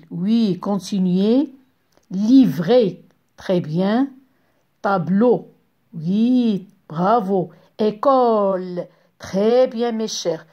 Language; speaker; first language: French; non-native, local second language; Arabic